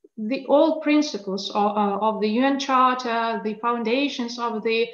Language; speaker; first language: English; non-native, fluent; Lithuanian